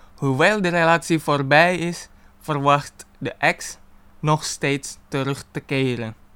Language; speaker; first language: Dutch; non-native, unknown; Indonesian